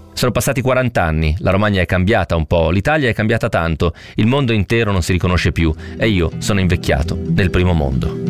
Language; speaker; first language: Italian; native; Italian